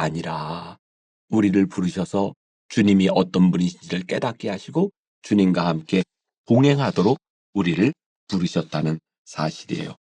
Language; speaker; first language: Korean; native; Korean